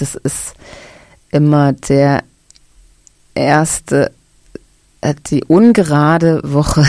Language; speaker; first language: German; native; German